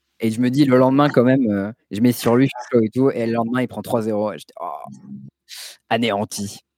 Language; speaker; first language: French; native; French